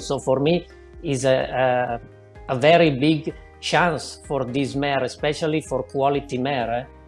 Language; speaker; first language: English; non-native, learner; Italian